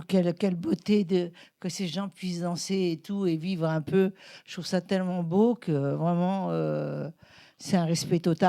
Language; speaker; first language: French; native; French